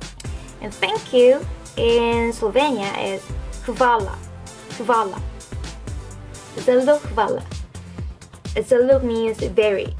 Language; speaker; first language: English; non-native, fluent; Korean